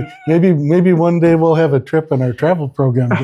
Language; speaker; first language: English; native; English